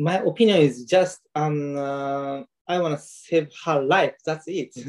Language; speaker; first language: English; non-native, learner; Japanese